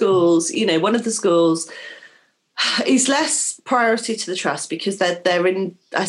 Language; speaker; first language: English; native; English